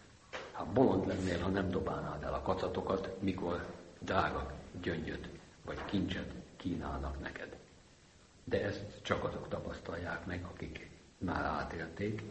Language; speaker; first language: Hungarian; native; Hungarian